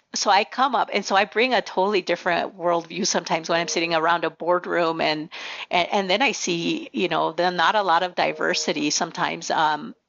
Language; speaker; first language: English; early bilingual, other home language; Spanish